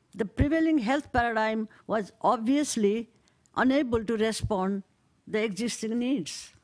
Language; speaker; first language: English; non-native, local second language; Nepali